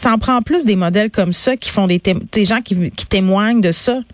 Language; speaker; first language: French; native; French